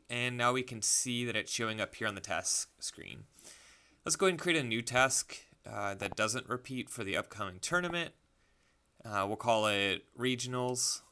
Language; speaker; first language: English; native; English